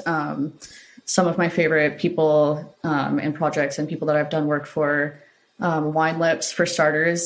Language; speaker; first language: English; native; English